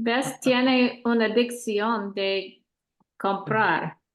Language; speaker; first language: Spanish; non-native, learner; English